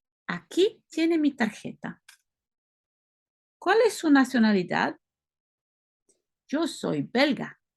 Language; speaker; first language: Spanish; non-native, learner; French